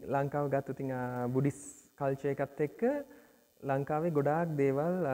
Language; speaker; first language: Sinhala; early bilingual, other home language; Nepali